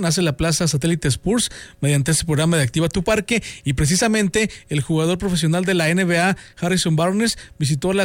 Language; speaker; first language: Spanish; native; Spanish